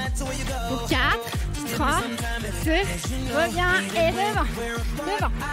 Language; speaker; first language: French; native; French